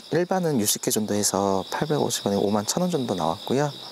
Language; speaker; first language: Korean; native; Korean